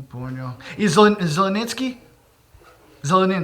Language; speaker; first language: Russian; non-native, learner; English